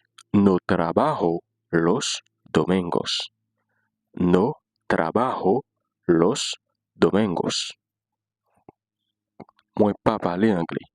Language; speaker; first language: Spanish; non-native, fluent; Haitian Creole